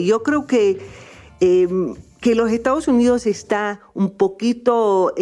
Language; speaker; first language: Spanish; non-native, fluent; English